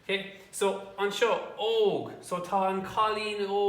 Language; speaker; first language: Irish; non-native, local second language; English